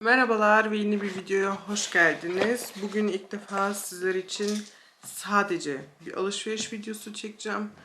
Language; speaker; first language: Turkish; early bilingual, heritage; Turkish